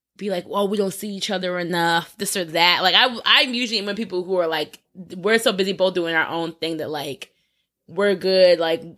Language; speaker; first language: English; native; English